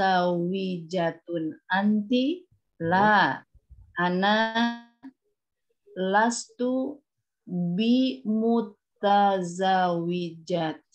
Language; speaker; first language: Arabic; non-native, learner; Indonesian